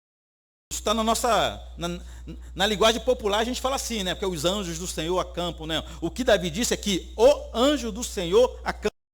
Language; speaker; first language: Portuguese; native; Portuguese